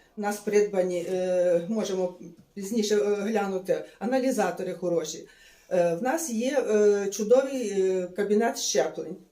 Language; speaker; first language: Ukrainian; native; Ukrainian